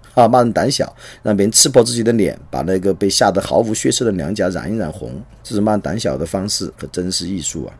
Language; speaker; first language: Chinese; native; Chinese